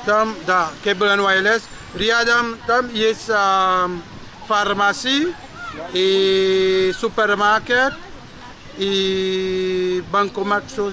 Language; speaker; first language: Russian; non-native, learner; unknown